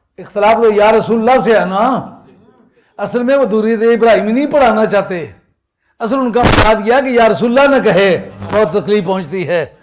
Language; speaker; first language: Urdu; non-native, local second language; Punjabi